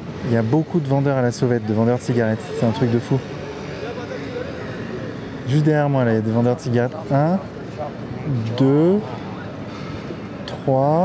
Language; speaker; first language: French; native; French